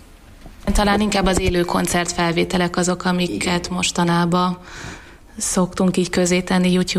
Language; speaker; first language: Hungarian; native; Hungarian